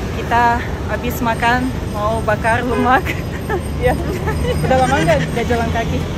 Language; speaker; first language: Indonesian; non-native, fluent; Russian